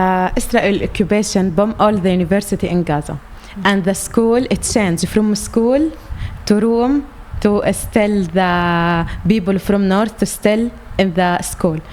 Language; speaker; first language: English; non-native, learner; Arabic